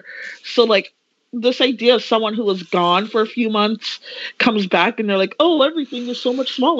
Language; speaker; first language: English; native; English